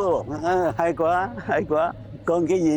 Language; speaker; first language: Vietnamese; non-native, fluent; French